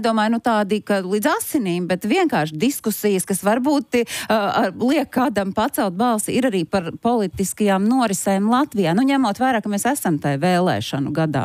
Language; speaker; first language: Latvian; native; Latvian